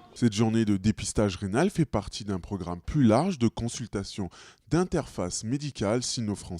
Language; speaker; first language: French; native; French